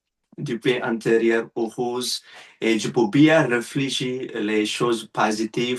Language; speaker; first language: French; non-native, learner; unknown